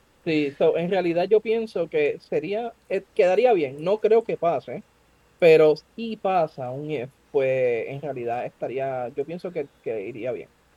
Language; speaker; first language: Spanish; native; Spanish